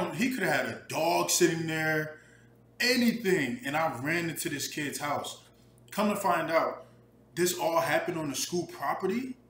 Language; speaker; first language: English; native; English